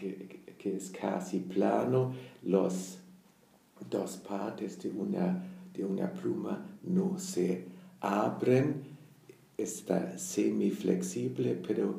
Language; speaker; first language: Spanish; non-native, fluent; German